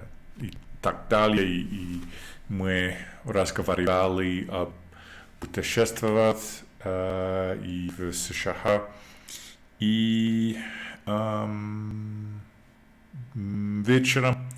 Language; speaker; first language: Russian; non-native, learner; English